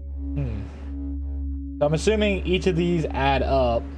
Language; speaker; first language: English; native; English